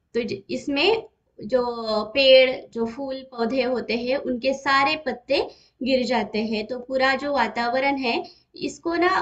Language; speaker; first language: Hindi; non-native, local second language; Marathi